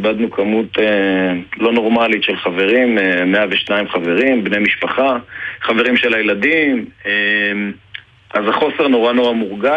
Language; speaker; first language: Hebrew; native; Hebrew